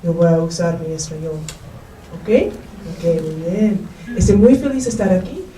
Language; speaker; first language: Spanish; non-native, learner; English